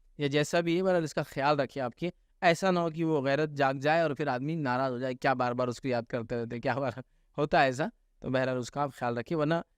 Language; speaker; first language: Urdu; native; Urdu